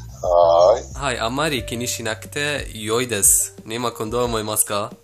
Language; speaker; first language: Japanese; non-native, fluent; Persian